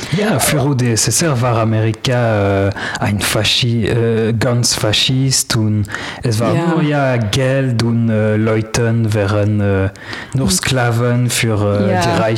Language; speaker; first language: German; non-native, learner; French